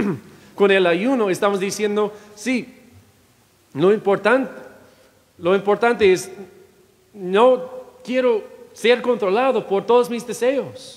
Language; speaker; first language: Spanish; non-native, fluent; English